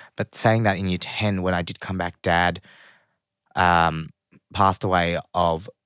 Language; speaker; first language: English; native; English